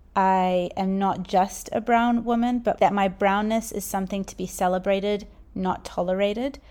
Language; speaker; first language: English; native; English